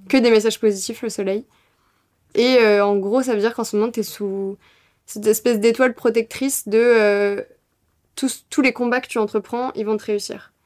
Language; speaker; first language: French; native; French